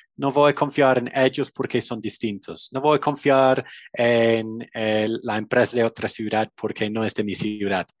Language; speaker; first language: Spanish; non-native, fluent; English